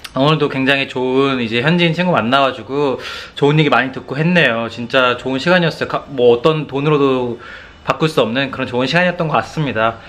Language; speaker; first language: Korean; native; Korean